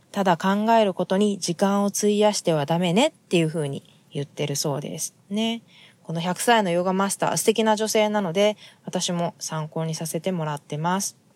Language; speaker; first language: Japanese; native; Japanese